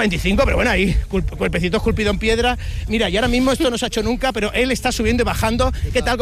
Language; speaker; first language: Spanish; native; Spanish